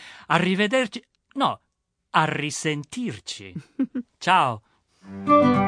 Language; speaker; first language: Italian; non-native, learner; English